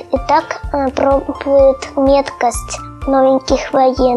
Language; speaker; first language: Russian; native; Russian